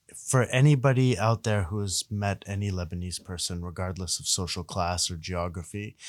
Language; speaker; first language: English; native; English